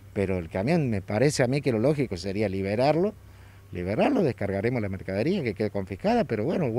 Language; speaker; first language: Spanish; native; Spanish